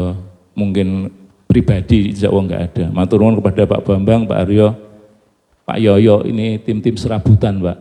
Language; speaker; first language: Indonesian; non-native, local second language; Javanese